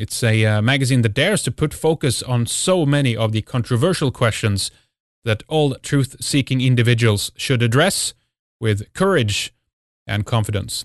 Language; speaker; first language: English; non-native, fluent; Swedish